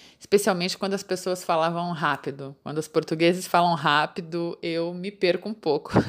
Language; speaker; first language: Portuguese; native; Portuguese